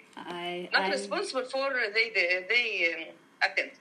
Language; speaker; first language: English; non-native, learner; Arabic